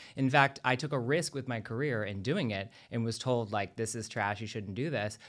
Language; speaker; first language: English; native; English